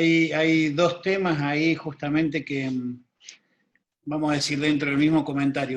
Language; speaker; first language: Spanish; native; Spanish